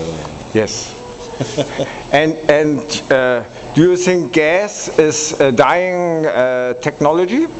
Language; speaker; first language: English; non-native, learner; German